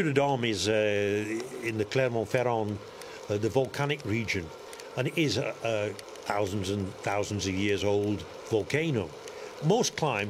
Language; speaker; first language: English; native; English